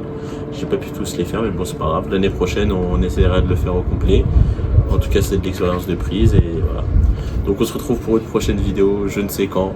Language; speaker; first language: French; native; French